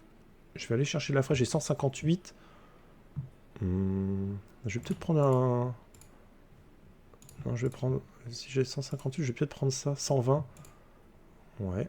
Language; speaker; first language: French; native; French